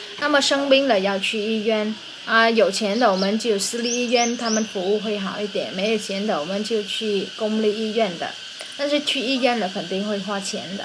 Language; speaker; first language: Chinese; non-native, fluent; Vietnamese